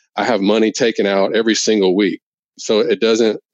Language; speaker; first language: English; native; English